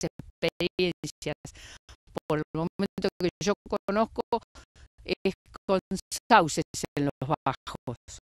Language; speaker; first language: Spanish; native; Spanish